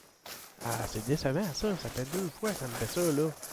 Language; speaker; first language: French; native; French